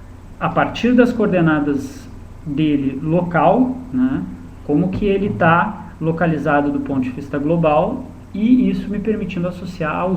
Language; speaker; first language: Portuguese; native; Portuguese